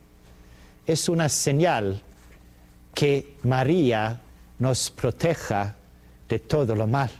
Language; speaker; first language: Spanish; non-native, fluent; Swedish